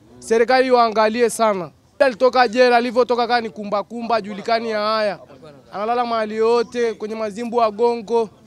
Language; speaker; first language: Swahili; native; Swahili